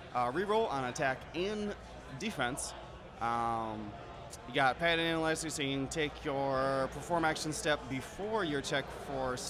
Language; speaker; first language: English; native; English